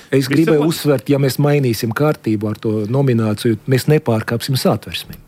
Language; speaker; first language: Latvian; non-native, local second language; Russian